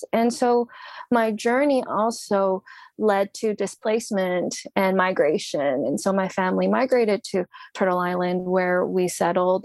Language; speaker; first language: English; non-native, local second language; Cantonese